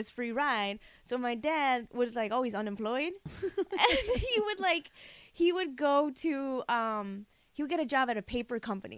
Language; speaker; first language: English; early bilingual, other home language; Korean